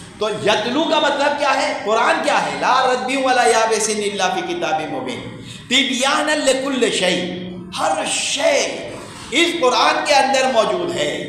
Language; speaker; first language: Urdu; native; Urdu